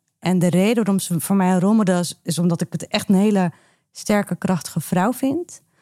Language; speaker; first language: Dutch; early bilingual, other home language; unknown